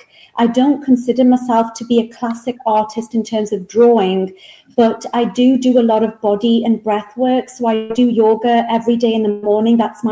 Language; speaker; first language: English; native; English